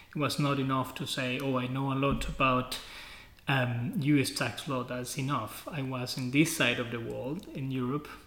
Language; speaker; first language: English; non-native, fluent; Spanish